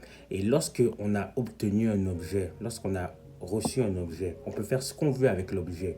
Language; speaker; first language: French; native; French